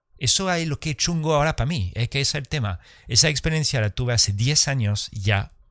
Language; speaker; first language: Spanish; early bilingual, heritage; Spanish